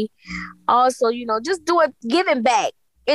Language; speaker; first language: English; native; English